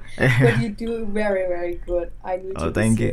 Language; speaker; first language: English; non-native, fluent; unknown